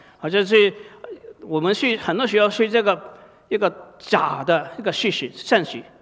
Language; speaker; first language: Chinese; native; Chinese